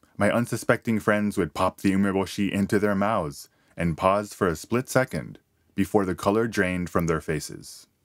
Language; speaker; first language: English; early bilingual, other home language; Japanese